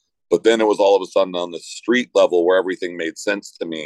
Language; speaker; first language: English; native; English